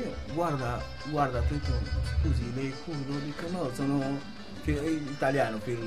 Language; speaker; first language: Italian; non-native, local second language; Kurdish